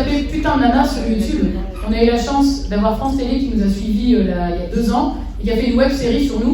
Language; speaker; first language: French; native; French